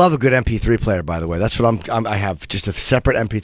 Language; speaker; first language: English; native; English